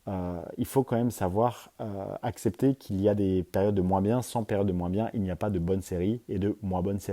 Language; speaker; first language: French; native; French